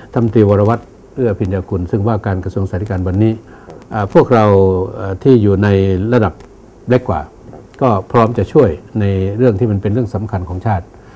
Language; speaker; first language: Thai; non-native, local second language; Northeastern Thai